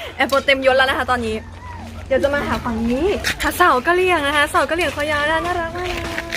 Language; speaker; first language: Thai; non-native, local second language; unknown